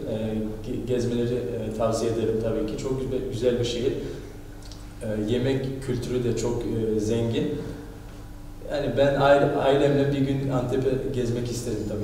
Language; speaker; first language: Turkish; early bilingual, heritage; Turkish